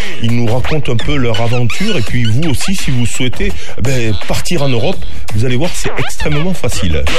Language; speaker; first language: French; native; French